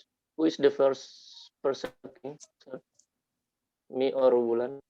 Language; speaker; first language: English; non-native, learner; Indonesian